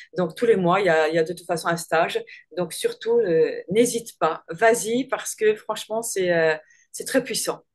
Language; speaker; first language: French; native; French